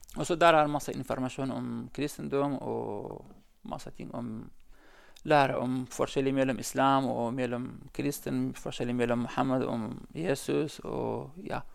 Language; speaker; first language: Norwegian; non-native, learner; Central Kurdish